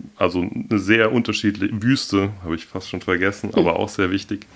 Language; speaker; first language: German; native; German